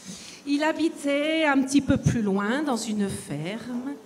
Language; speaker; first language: French; native; French